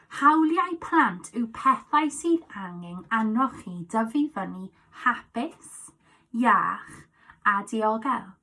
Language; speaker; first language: Welsh; non-native, local second language; English